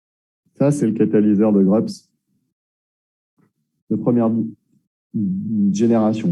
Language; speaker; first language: French; native; French